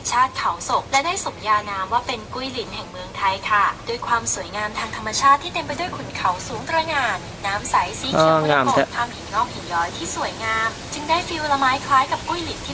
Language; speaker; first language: Thai; native; Thai